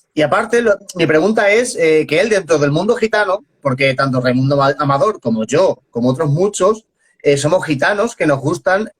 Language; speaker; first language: Spanish; native; Spanish